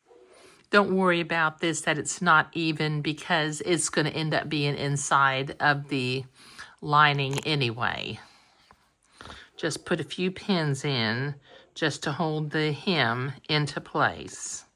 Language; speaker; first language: English; native; English